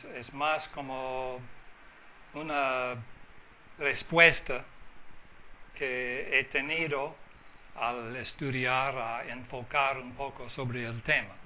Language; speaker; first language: Spanish; non-native, fluent; English